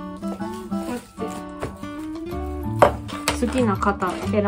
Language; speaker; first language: Japanese; native; Japanese